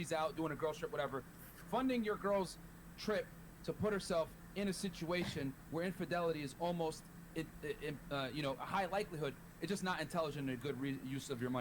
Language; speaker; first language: English; native; English